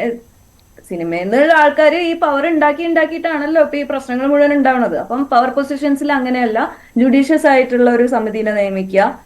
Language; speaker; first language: Malayalam; native; Malayalam